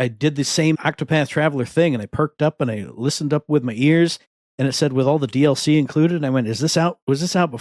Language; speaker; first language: English; native; English